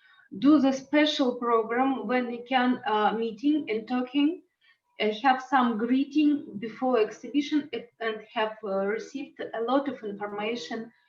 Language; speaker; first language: English; non-native, learner; Russian